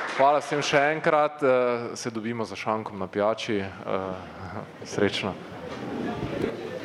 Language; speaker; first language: Slovenian; native; Slovenian